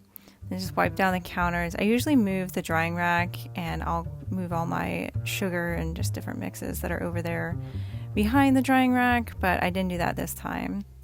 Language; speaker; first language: English; native; English